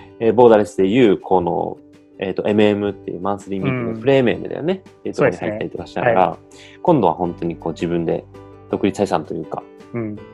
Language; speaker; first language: Japanese; native; Japanese